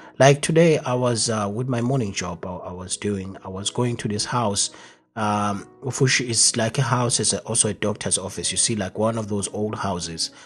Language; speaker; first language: English; non-native, local second language; Zulu